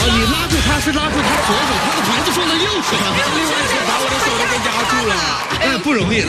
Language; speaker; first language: Chinese; native; Chinese